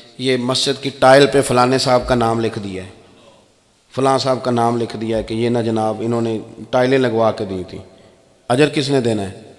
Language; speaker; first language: Urdu; non-native, local second language; Punjabi